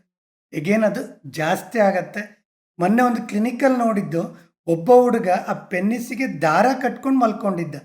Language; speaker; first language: Kannada; native; Kannada